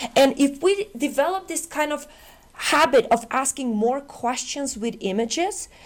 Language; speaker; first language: English; non-native, fluent; Macedonian